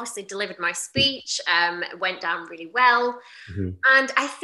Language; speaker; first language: English; native; English